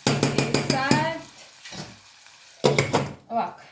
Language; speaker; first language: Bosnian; non-native, learner; Filipino